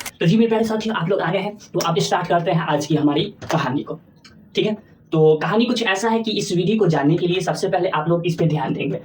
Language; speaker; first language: Hindi; native; Hindi